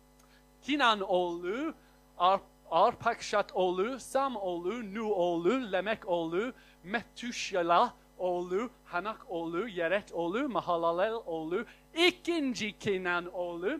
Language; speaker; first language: Turkish; non-native, fluent; English